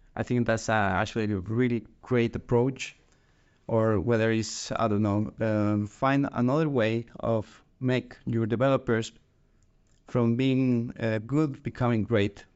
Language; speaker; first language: English; non-native, fluent; Spanish